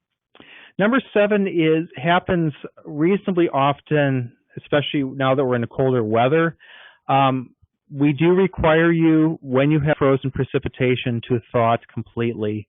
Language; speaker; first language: English; native; English